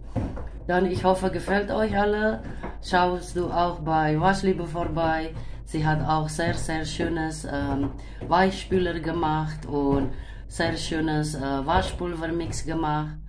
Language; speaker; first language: German; non-native, fluent; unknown